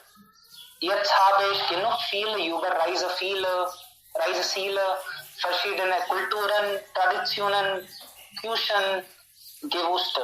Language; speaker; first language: German; non-native, learner; Hindi